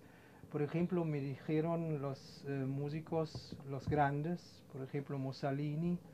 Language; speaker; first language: Spanish; non-native, fluent; German